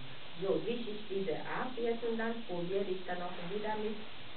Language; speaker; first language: German; non-native, fluent; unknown